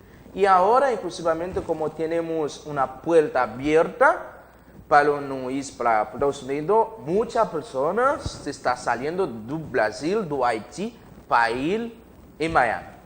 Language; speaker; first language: Spanish; non-native, learner; Haitian Creole